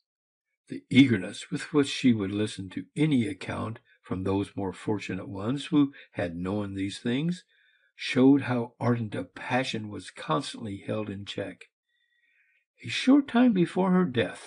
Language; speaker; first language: English; native; English